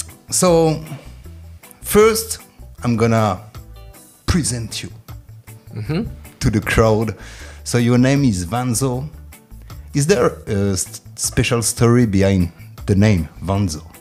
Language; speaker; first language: English; non-native, fluent; French